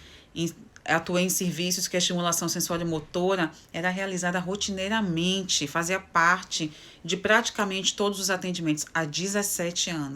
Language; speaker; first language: Portuguese; native; Portuguese